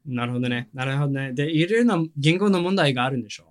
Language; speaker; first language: Japanese; non-native, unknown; English